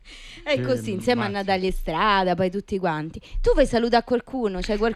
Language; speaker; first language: Italian; native; Italian